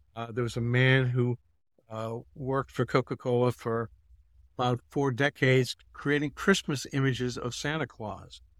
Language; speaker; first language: English; native; English